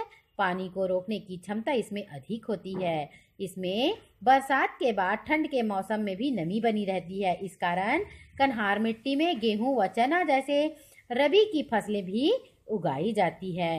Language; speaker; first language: Hindi; native; Hindi